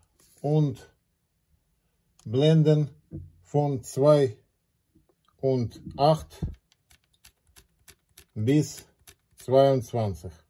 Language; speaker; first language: German; non-native, learner; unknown